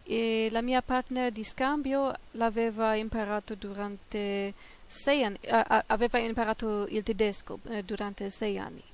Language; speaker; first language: Italian; non-native, fluent; German